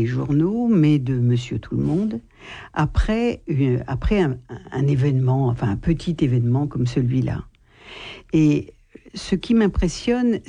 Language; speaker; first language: French; native; French